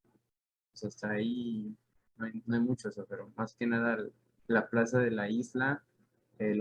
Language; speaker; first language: Spanish; native; Spanish